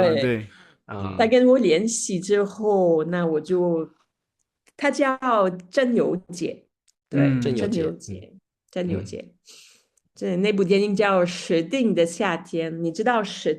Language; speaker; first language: Chinese; non-native, fluent; French